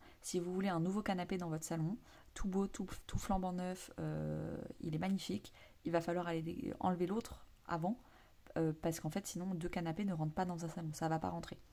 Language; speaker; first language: French; native; French